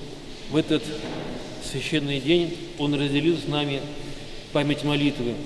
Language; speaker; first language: Russian; native; Russian